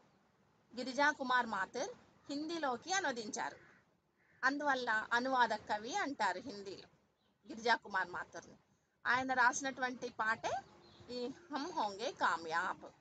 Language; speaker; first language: Telugu; native; Telugu